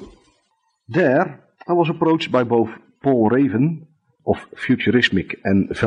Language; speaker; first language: English; non-native, fluent; Dutch